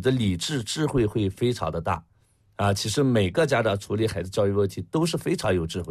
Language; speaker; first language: Chinese; native; Chinese